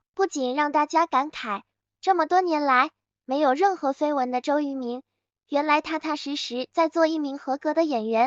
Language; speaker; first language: Chinese; native; Chinese